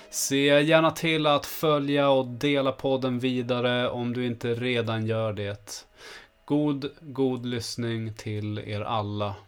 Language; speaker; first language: Swedish; native; Swedish